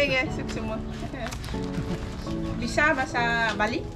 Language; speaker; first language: Indonesian; non-native, local second language; Balinese